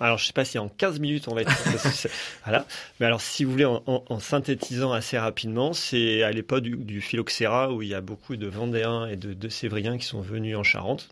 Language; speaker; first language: French; native; French